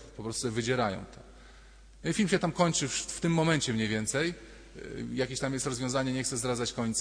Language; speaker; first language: Polish; native; Polish